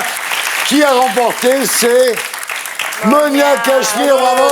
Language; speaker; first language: French; native; French